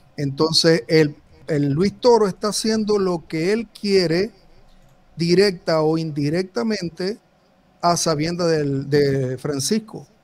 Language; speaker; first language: Spanish; native; Spanish